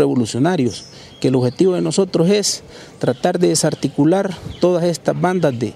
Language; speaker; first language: Spanish; native; Spanish